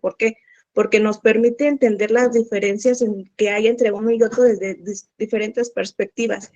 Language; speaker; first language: Spanish; native; Spanish